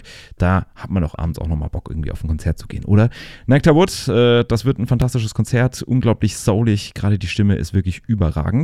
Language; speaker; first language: German; native; German